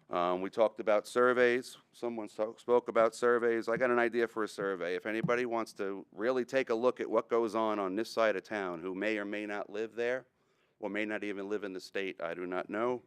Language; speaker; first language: English; native; English